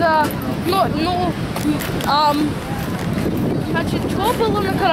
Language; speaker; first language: Russian; early bilingual, heritage; Russian